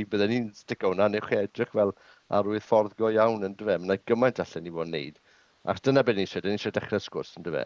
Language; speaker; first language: Welsh; non-native, local second language; English